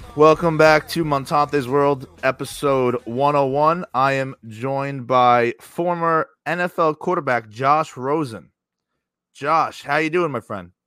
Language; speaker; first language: English; native; English